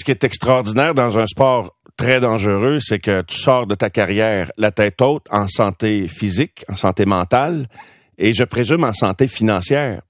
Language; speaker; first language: French; native; French